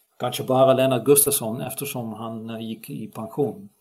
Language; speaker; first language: Swedish; non-native, fluent; Dutch